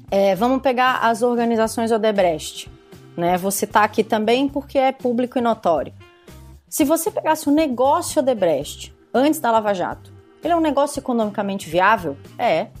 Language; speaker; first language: Portuguese; native; Portuguese